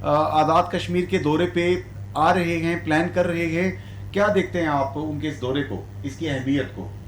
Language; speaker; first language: Urdu; non-native, local second language; Punjabi